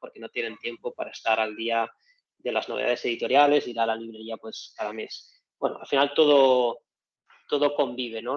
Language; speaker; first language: Spanish; native; Spanish